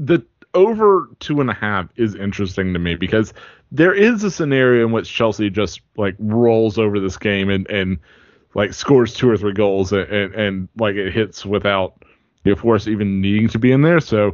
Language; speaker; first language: English; native; English